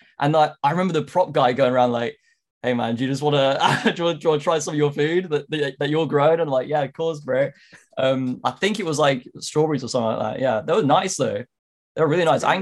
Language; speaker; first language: English; native; English